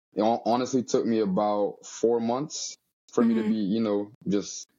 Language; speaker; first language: English; early bilingual, other home language; Portuguese